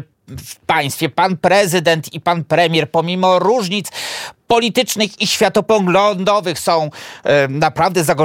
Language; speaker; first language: Polish; native; Polish